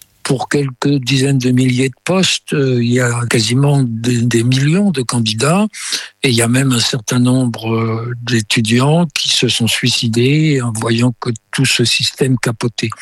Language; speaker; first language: French; native; French